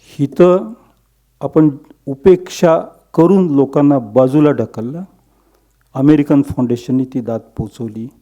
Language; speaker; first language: Marathi; non-native, local second language; Gujarati